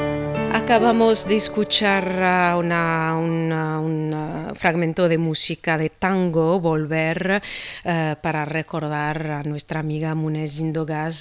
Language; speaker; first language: Spanish; non-native, fluent; Arabic